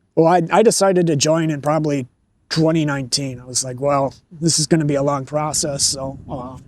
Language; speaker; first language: English; native; English